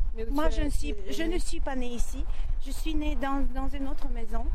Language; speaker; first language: French; non-native, fluent; Azerbaijani